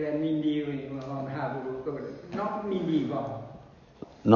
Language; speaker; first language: Hungarian; non-native, learner; Vietnamese